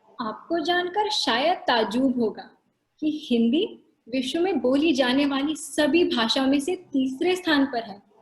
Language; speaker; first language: Hindi; non-native, local second language; Marathi